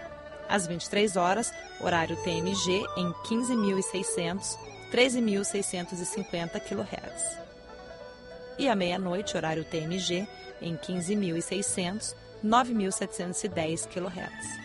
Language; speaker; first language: Portuguese; native; Portuguese